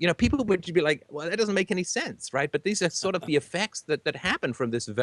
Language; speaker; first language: English; native; English